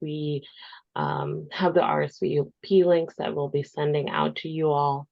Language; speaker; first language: English; native; English